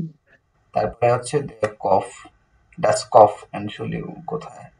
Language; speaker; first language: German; non-native, learner; Bangla